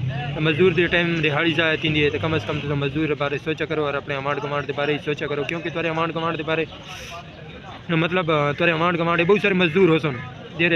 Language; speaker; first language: Hindi; non-native, local second language; Saraiki